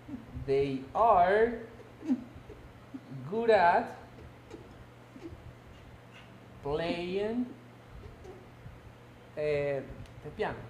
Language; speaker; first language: English; non-native, local second language; Spanish